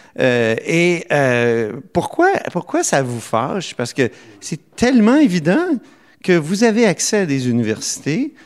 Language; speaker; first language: French; native; French